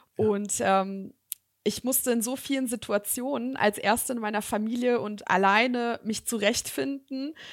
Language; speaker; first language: German; early bilingual, other home language; Serbian